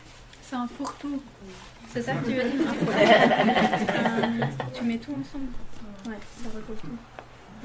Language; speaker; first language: French; native; French